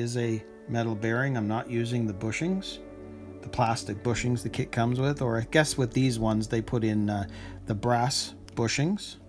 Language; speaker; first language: English; native; English